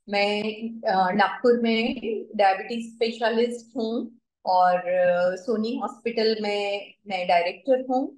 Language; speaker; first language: Hindi; non-native, local second language; Marathi